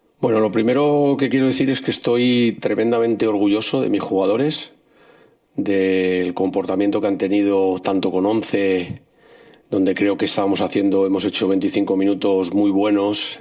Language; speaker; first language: Spanish; native; Spanish